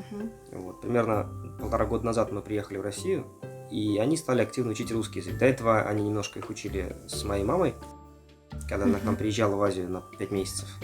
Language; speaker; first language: Russian; native; Russian